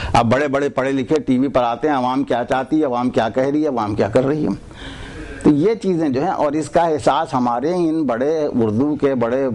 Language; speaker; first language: Urdu; native; Urdu